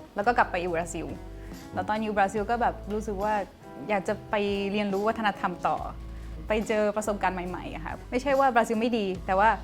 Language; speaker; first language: Thai; non-native, fluent; Portuguese